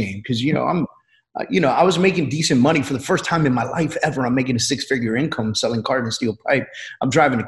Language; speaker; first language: English; native; English